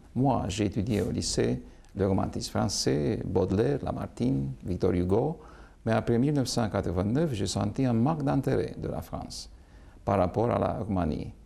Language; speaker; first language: French; non-native, fluent; Romanian